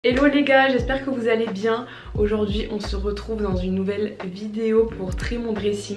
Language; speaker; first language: French; native; French